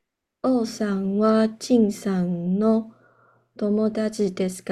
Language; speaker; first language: Japanese; non-native, learner; Chinese